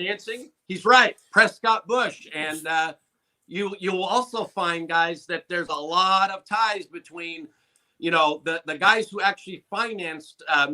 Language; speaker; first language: English; native; English